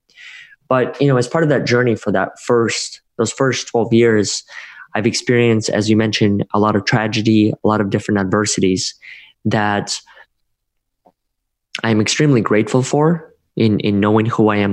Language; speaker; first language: English; early bilingual, other home language; Russian